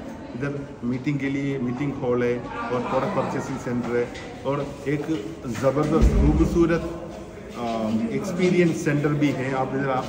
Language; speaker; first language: Hindi; non-native, fluent; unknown